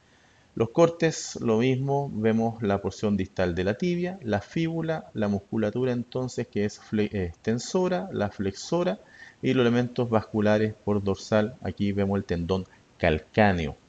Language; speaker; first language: Spanish; native; Spanish